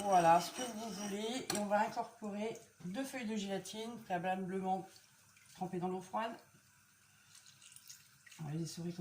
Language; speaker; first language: French; native; French